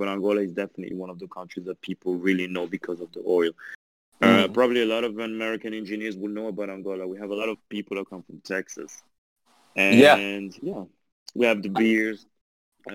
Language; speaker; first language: English; non-native, fluent; French